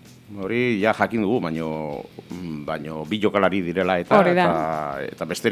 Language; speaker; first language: Basque; native; Basque